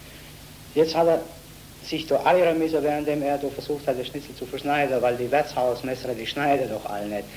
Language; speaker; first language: German; native; German